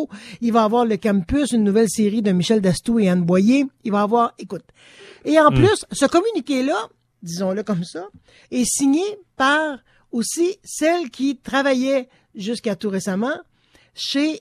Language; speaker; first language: French; native; French